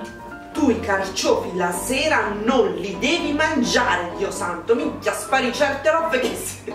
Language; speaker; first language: Italian; native; Italian